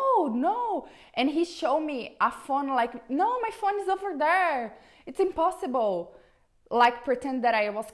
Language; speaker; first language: English; non-native, learner; Portuguese